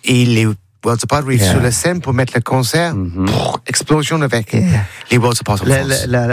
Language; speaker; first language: French; non-native, learner; English